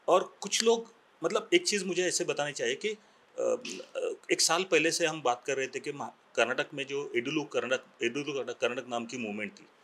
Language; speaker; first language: Hindi; non-native, local second language; Marathi